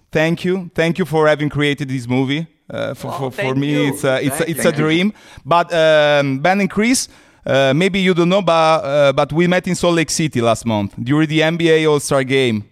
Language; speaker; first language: English; non-native, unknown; Italian